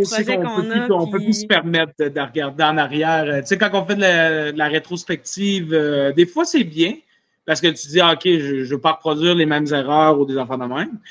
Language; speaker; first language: French; native; French